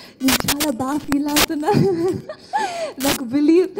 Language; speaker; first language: Telugu; non-native, learner; Hindi